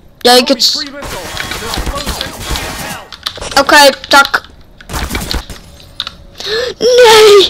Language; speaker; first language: Icelandic; non-native, learner; Danish